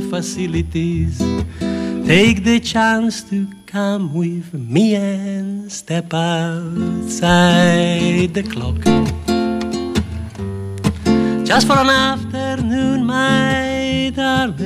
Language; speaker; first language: English; non-native, fluent; Italian